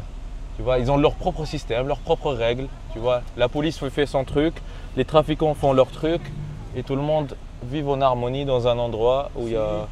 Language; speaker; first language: French; native; French